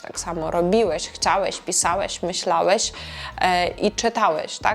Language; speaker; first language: Polish; non-native, fluent; Ukrainian